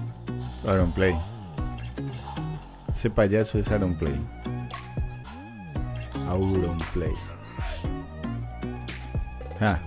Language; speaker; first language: Spanish; native; Spanish